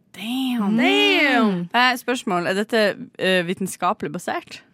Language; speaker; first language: Norwegian; native; Norwegian